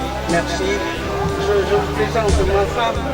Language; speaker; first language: French; non-native, local second language; Lao